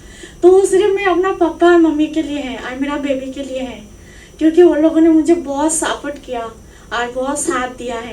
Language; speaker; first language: Hindi; non-native, local second language; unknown